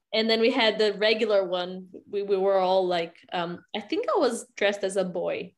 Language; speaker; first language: English; non-native, fluent; Portuguese